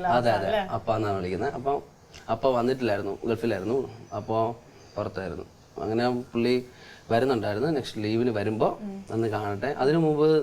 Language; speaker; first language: Malayalam; native; Malayalam